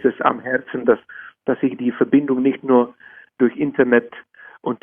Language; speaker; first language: German; non-native, fluent; Czech